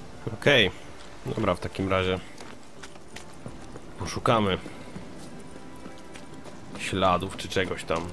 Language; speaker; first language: Polish; native; Polish